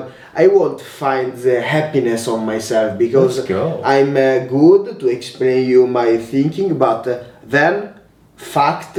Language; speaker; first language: English; non-native, learner; Italian